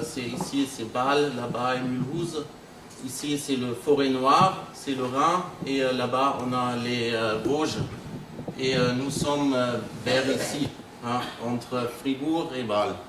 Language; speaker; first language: French; non-native, fluent; German